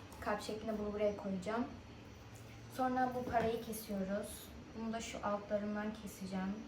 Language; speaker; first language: Turkish; early bilingual, other home language; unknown